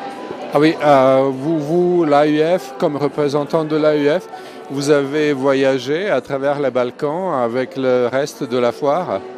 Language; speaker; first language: French; non-native, fluent; Serbian